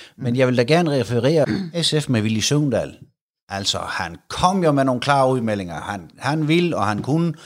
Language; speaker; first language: Danish; native; Danish